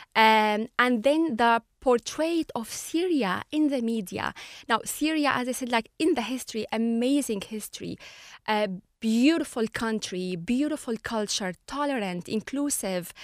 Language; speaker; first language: English; non-native, fluent; Arabic